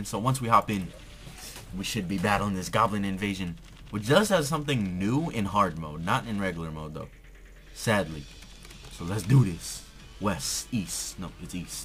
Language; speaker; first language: English; native; English